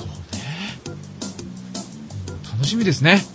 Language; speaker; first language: Japanese; native; Japanese